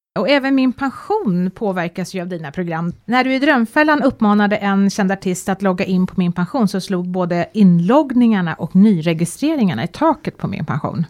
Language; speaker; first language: Swedish; native; Swedish